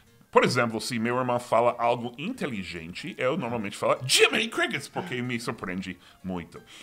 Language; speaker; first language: Portuguese; non-native, fluent; English